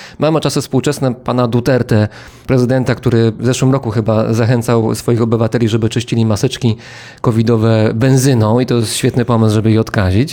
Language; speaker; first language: Polish; native; Polish